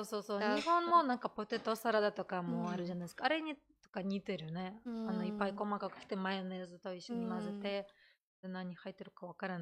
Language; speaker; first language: Japanese; non-native, fluent; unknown